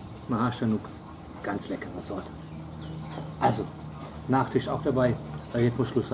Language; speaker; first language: German; native; German